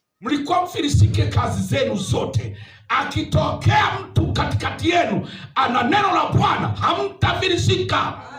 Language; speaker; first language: Swahili; native; Swahili